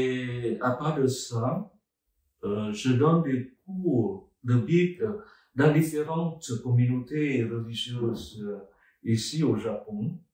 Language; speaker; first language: French; non-native, fluent; Vietnamese